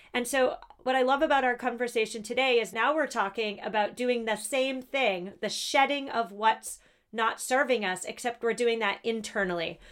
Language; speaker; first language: English; native; English